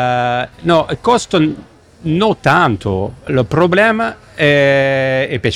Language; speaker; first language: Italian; non-native, learner; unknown